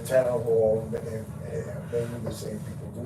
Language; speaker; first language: English; native; English